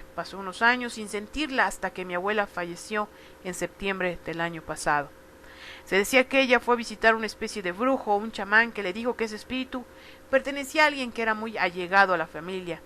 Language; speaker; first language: Spanish; native; Spanish